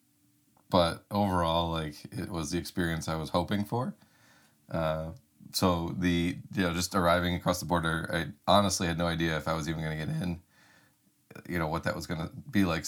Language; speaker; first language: English; native; English